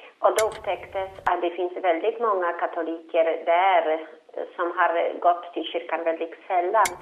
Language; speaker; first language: Swedish; non-native, fluent; Polish